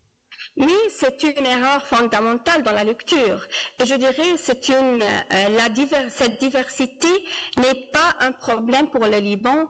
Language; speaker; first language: French; non-native, local second language; Arabic